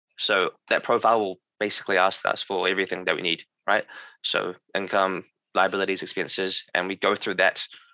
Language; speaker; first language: English; native; English